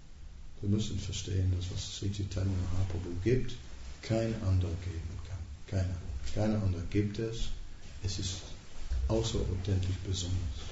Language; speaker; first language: German; non-native, fluent; Dutch